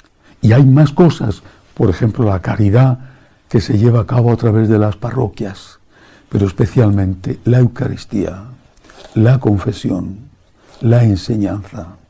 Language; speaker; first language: Spanish; native; Spanish